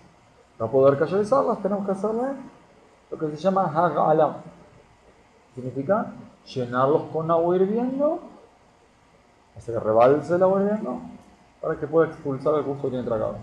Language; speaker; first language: Spanish; native; Spanish